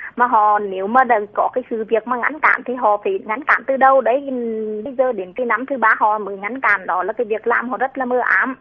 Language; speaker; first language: Vietnamese; native; Vietnamese